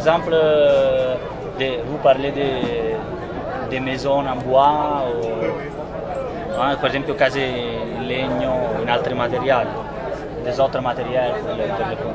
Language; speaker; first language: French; non-native, learner; Italian